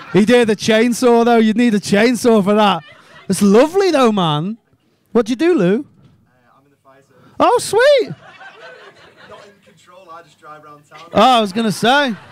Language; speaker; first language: English; native; English